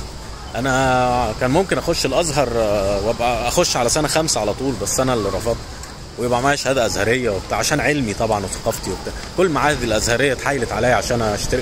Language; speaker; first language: Arabic; native; Arabic